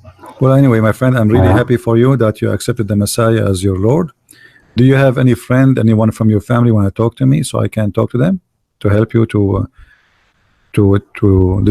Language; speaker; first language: English; non-native, fluent; Arabic